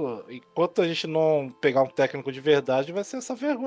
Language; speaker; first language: Portuguese; native; Portuguese